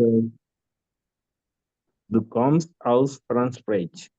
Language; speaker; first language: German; non-native, learner; Spanish